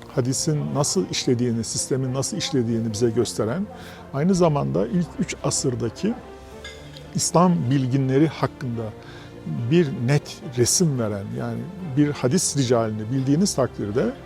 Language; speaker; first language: Turkish; native; Turkish